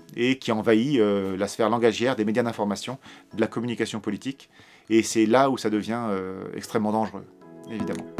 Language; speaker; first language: French; native; French